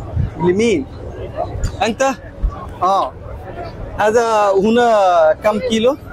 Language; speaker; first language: Arabic; non-native, learner; Bangla